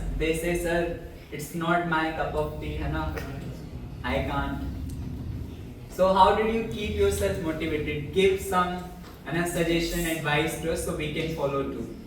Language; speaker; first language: English; non-native, fluent; Hindi